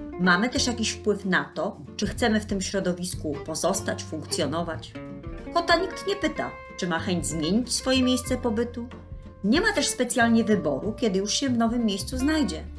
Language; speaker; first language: Polish; native; Polish